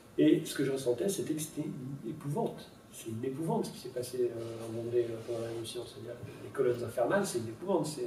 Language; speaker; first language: French; non-native, local second language; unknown